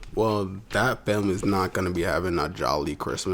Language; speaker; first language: English; native; English